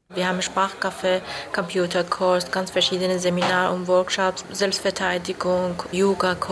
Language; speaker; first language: German; non-native, fluent; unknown